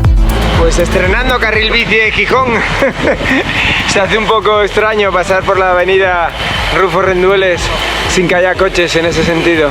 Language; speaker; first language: Spanish; native; Spanish